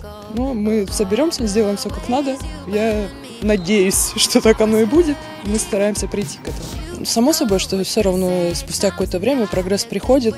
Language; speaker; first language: Russian; native; Russian